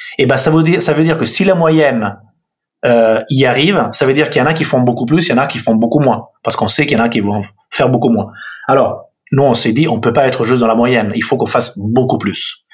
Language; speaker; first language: French; non-native, fluent; Italian